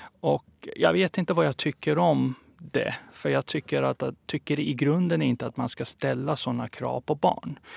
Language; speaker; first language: Swedish; early bilingual, other home language; Persian